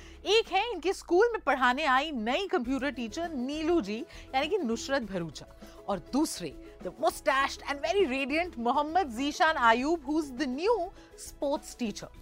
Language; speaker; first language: Hindi; native; Hindi